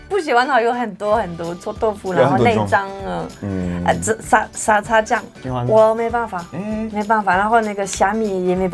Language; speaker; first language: Chinese; non-native, fluent; French